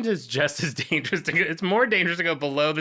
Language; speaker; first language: English; native; English